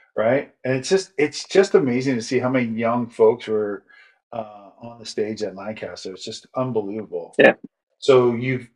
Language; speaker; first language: English; native; English